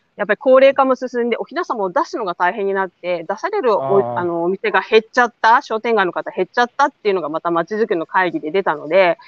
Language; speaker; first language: Japanese; native; Japanese